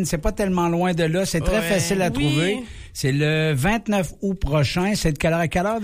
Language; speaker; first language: French; native; French